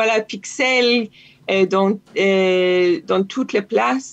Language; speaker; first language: French; non-native, learner; Hebrew